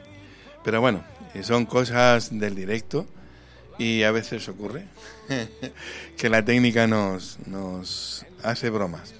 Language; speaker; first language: Spanish; native; Spanish